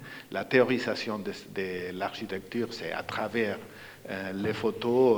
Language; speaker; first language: French; non-native, fluent; Spanish